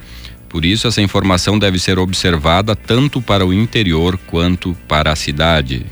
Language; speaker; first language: Portuguese; native; Portuguese